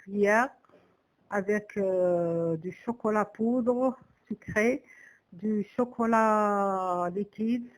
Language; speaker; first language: French; non-native, local second language; Arabic